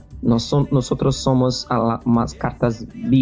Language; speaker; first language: Spanish; non-native, fluent; Portuguese